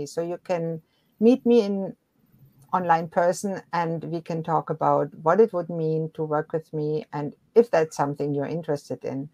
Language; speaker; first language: English; non-native, fluent; German